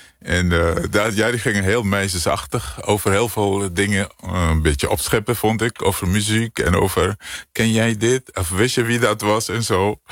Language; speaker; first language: Dutch; native; Dutch